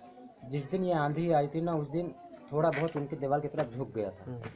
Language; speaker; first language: Hindi; native; Hindi